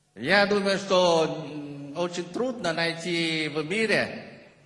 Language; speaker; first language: Russian; non-native, fluent; Vietnamese